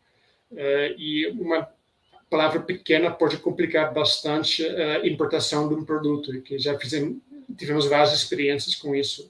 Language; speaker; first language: Portuguese; non-native, fluent; Dutch